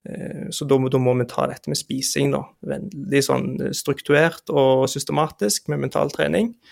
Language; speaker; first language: Norwegian; native; Norwegian